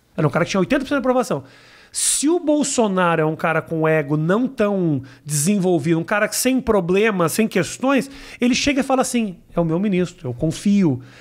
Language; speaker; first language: Portuguese; native; Portuguese